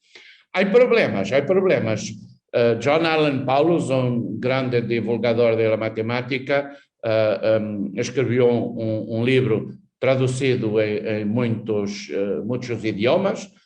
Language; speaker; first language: Spanish; non-native, fluent; Portuguese